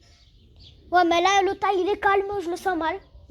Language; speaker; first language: French; native; French